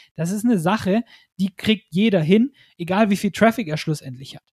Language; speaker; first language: German; native; German